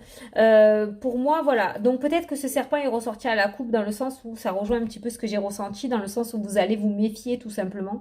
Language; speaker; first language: French; native; French